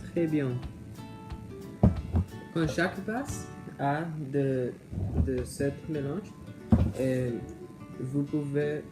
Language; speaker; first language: French; non-native, learner; English